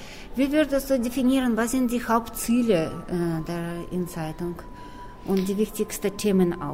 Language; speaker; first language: German; non-native, fluent; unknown